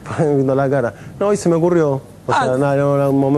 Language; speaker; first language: Spanish; native; Spanish